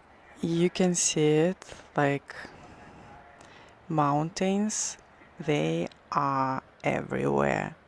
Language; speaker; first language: English; non-native, fluent; Georgian